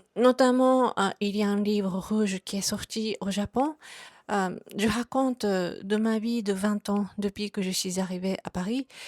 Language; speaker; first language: French; non-native, fluent; Japanese